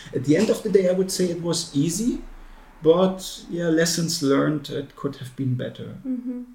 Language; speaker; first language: English; non-native, fluent; German